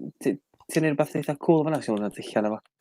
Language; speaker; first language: Welsh; native; Welsh